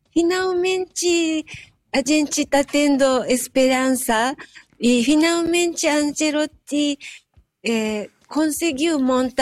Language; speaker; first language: Portuguese; non-native, fluent; Japanese